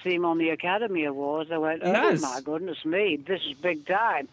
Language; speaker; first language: English; native; English